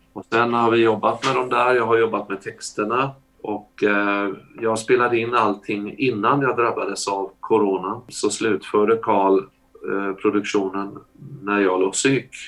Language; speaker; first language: Swedish; native; Swedish